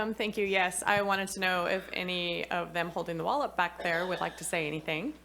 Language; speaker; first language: English; native; English